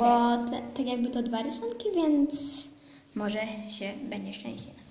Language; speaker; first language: Polish; early bilingual, heritage; Polish